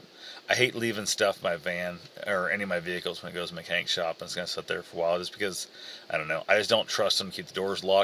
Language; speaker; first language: English; native; English